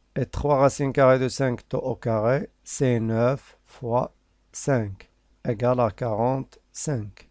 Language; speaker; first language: French; non-native, local second language; Arabic